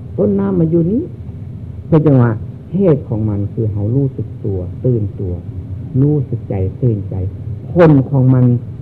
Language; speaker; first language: Thai; native; Thai